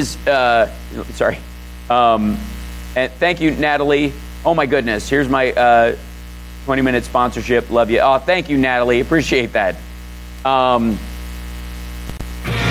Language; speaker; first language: English; native; English